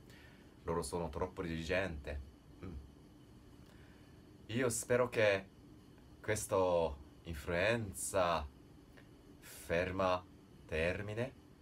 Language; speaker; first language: Italian; non-native, learner; Japanese